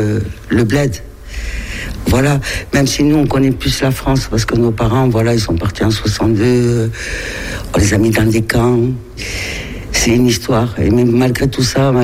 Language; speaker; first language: French; native; French